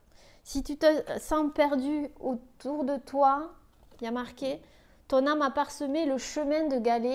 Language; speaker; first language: French; native; French